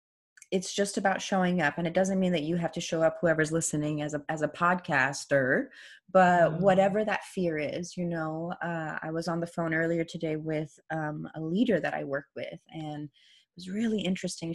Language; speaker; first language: English; non-native, fluent; Persian